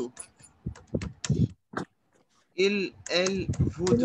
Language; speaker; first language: French; non-native, learner; Hindi